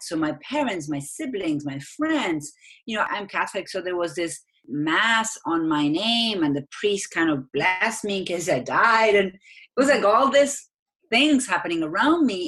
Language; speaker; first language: English; non-native, fluent; Spanish